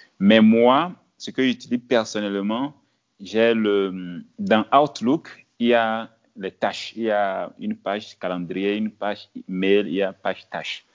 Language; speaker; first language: French; non-native, local second language; Ewe